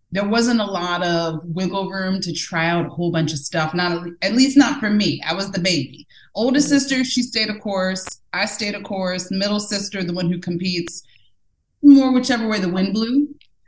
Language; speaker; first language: English; native; English